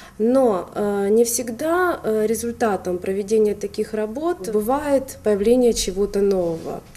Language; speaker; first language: Russian; native; Russian